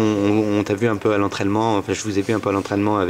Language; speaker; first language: French; native; French